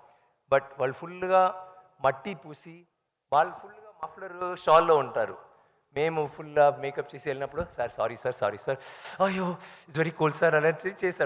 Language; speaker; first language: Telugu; non-native, learner; Tamil